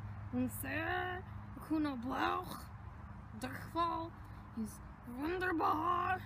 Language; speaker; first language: German; non-native, learner; English